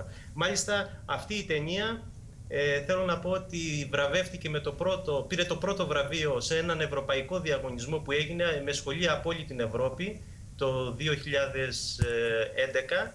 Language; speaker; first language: Greek; native; Greek